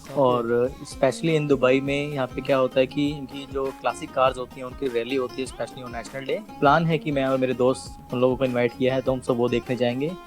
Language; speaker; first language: Hindi; native; Hindi